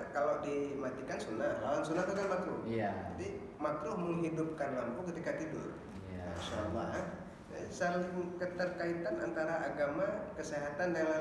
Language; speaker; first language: Indonesian; native; Indonesian